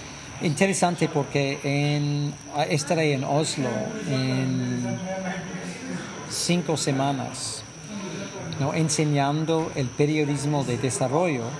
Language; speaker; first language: Spanish; non-native, fluent; English